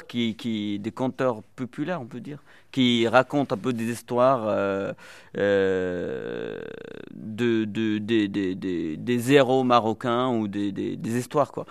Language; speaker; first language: French; non-native, local second language; Arabic